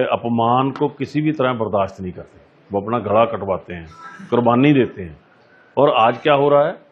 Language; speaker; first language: Hindi; non-native, local second language; Punjabi